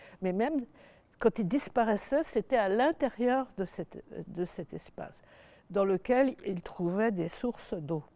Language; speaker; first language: French; native; French